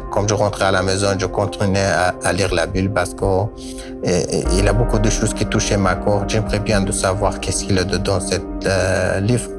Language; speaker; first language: French; non-native, learner; Kurdish